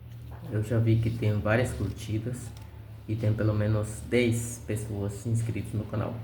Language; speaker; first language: Portuguese; non-native, fluent; Spanish